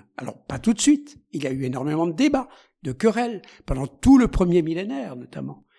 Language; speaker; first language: French; native; French